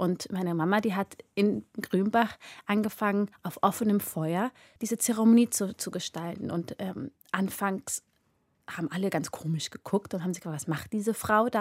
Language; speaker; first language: German; early bilingual, other home language; Amharic